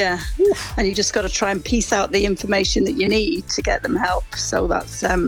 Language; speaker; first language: English; native; English